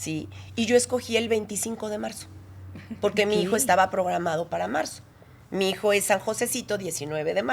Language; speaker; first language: Spanish; native; Spanish